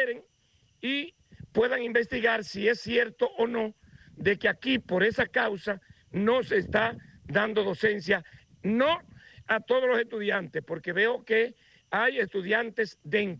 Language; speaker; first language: Spanish; native; Spanish